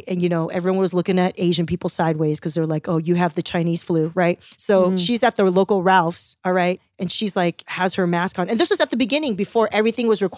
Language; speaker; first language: English; early bilingual, other home language; Chinese